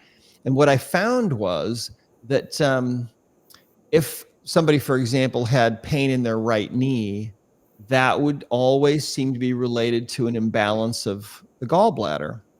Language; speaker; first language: English; native; English